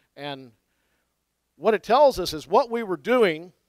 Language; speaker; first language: English; native; English